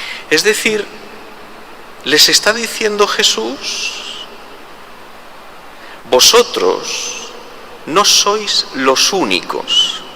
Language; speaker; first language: Spanish; native; Spanish